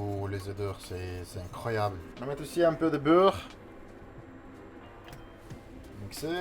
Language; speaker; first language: French; non-native, learner; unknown